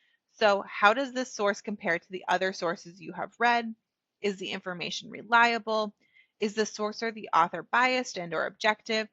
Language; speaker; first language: English; native; English